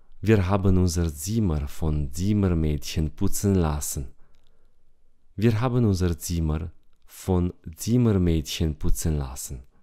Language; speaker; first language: German; non-native, fluent; Romanian